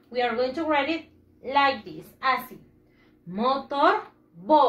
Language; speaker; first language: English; non-native, fluent; Spanish